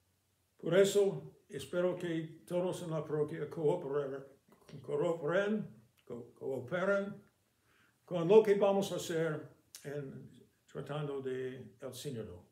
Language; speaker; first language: Spanish; non-native, fluent; English